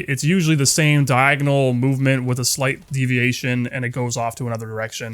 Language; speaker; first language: English; native; English